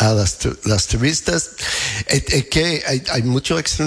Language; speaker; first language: Spanish; non-native, learner; English